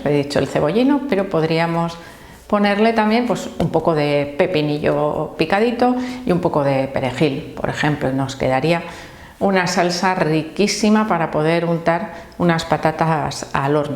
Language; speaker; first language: Spanish; native; Spanish